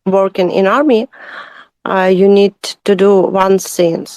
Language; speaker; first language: English; non-native, learner; Ukrainian